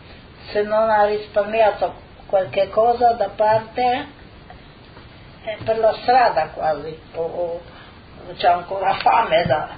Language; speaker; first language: Italian; non-native, fluent; Slovenian